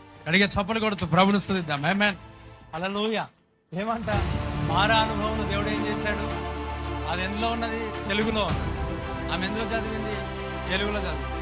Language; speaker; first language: Telugu; native; Telugu